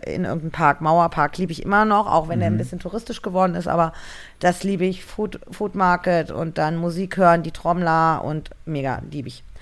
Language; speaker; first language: German; native; German